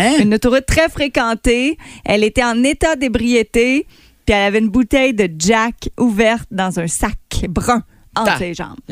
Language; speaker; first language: French; native; French